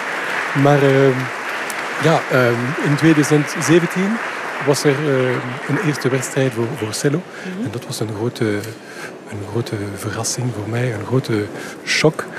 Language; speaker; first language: Dutch; non-native, local second language; French